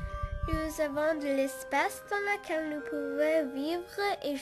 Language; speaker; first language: French; non-native, local second language; English